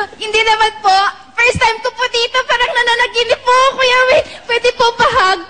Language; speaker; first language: Filipino; non-native, local second language; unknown